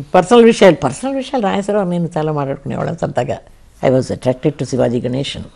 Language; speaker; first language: Telugu; non-native, local second language; English